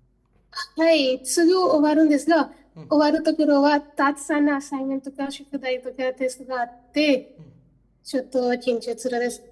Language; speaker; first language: Japanese; non-native, learner; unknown